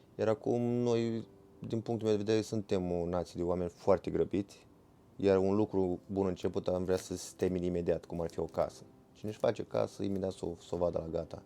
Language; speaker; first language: Romanian; native; Romanian